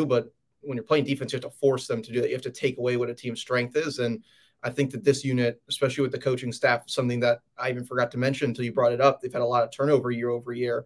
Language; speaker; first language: English; native; English